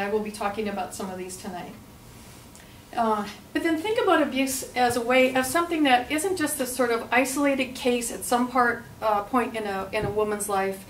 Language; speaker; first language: English; native; English